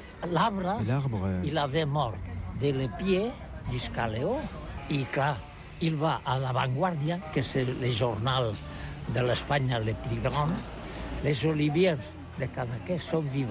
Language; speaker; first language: French; non-native, learner; Catalan